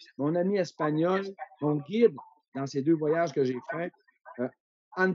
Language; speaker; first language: French; native; French